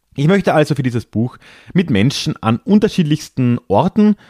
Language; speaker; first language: German; native; German